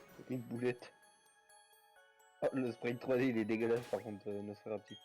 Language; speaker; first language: French; native; French